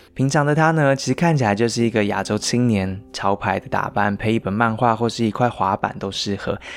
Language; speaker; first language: Chinese; native; Chinese